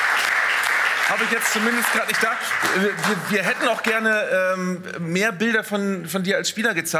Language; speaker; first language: German; native; German